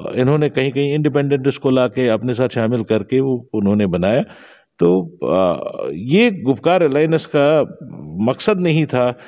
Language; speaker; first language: Hindi; non-native, local second language; Shina